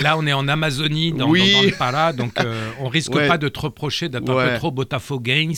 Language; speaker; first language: French; native; French